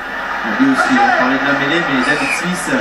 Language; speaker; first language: French; native; French